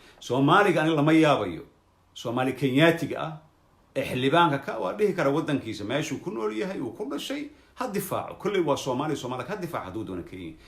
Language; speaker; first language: Somali; native; Somali